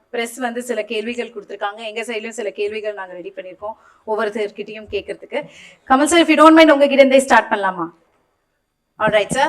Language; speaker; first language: Tamil; native; Tamil